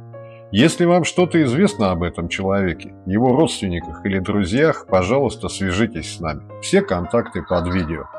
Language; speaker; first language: Russian; native; Russian